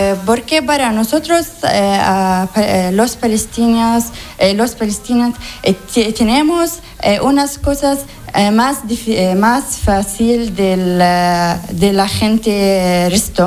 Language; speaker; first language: Spanish; non-native, learner; Arabic